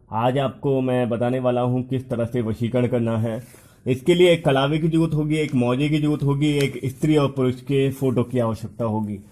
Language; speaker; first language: Hindi; native; Hindi